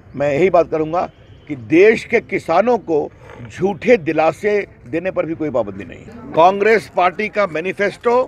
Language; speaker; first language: Hindi; native; Hindi